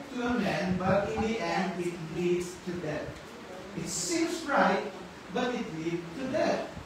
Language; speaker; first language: English; non-native, local second language; Filipino